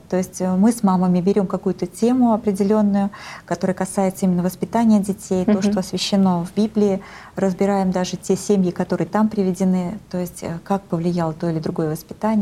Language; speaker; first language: Russian; native; Russian